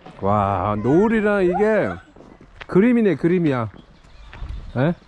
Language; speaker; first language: Korean; native; Korean